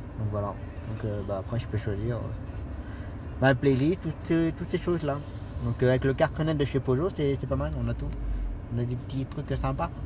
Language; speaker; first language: French; native; French